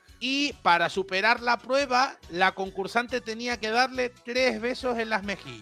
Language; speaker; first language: Spanish; native; Spanish